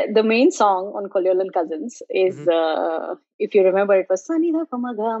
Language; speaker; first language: English; non-native, local second language; Tamil